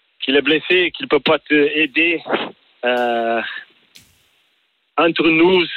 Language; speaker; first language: French; non-native, learner; Portuguese